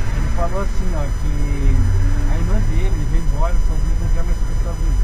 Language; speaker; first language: Portuguese; native; Portuguese